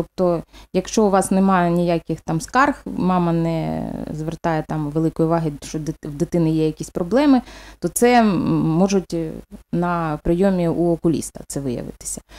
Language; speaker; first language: Ukrainian; non-native, local second language; Russian